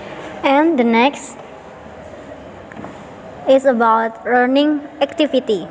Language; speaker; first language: English; non-native, learner; Indonesian